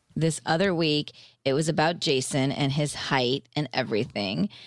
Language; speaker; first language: English; native; English